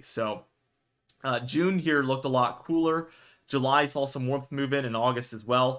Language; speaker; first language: English; native; English